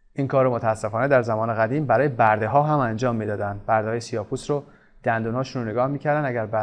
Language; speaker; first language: Persian; native; Persian